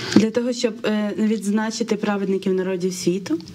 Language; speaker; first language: Ukrainian; native; Ukrainian